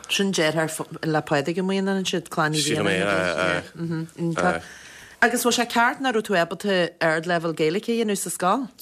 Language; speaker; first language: Irish; native; Irish